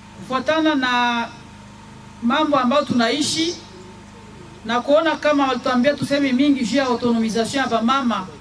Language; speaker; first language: Swahili; native; Swahili